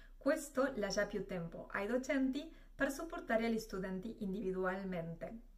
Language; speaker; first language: Italian; non-native, fluent; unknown